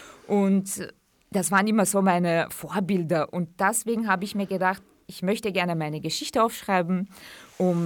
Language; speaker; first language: German; early bilingual, other home language; Central Kurdish